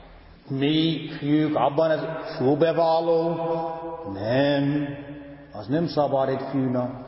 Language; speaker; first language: Hungarian; non-native, fluent; English